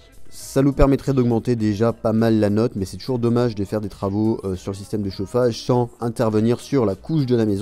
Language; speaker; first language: French; native; French